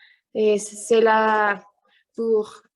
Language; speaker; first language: French; non-native, learner; Spanish